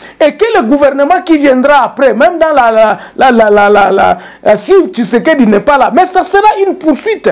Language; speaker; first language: French; non-native, local second language; Swahili